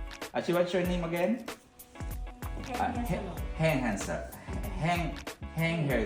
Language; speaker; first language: English; non-native, fluent; Filipino